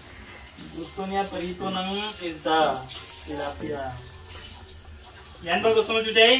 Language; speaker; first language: Filipino; non-native, learner; Punjabi